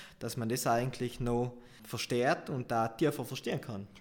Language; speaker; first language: German; native; German